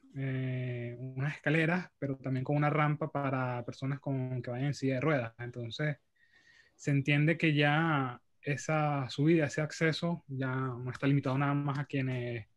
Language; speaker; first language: Spanish; native; Spanish